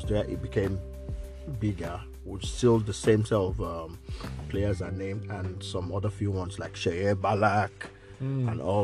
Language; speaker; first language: English; non-native, local second language; Yoruba